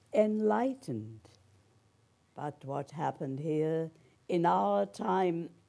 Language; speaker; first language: English; early bilingual, other home language; German